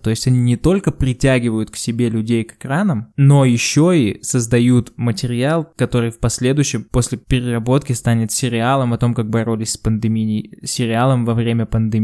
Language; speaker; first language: Russian; native; Russian